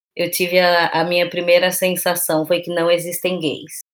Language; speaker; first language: Portuguese; native; Portuguese